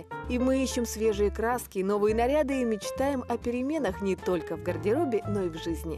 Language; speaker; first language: Russian; native; Russian